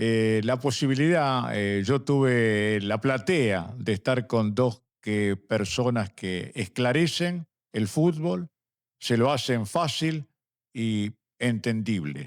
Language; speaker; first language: Spanish; native; Spanish